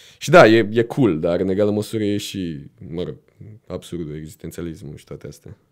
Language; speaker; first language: Romanian; native; Romanian